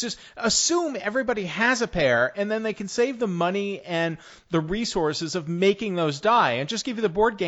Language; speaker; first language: English; native; English